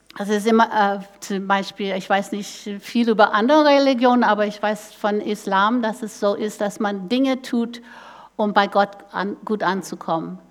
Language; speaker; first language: German; non-native, fluent; English